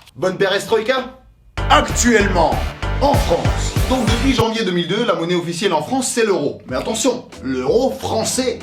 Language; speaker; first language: French; early bilingual, other home language; Russian